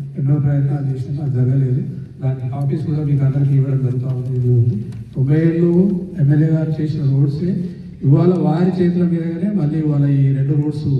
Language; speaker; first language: Telugu; native; Telugu